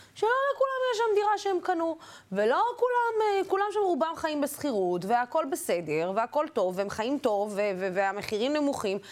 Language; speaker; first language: Hebrew; non-native, local second language; Arabic